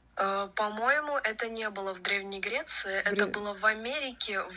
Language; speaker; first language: Russian; native; Russian